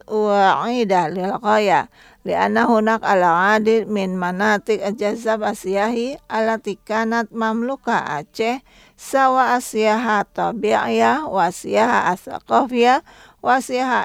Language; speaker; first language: Arabic; non-native, fluent; Indonesian